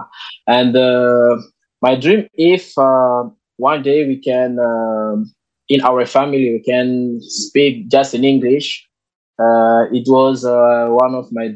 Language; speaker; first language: English; non-native, learner; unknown